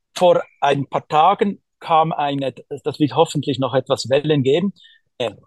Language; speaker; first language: German; native; German